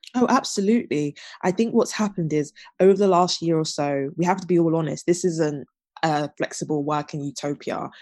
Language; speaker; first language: English; native; English